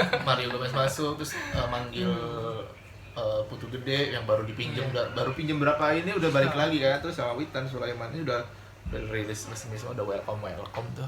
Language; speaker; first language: Indonesian; native; Indonesian